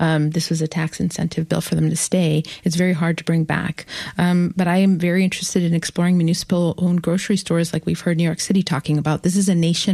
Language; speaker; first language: English; native; English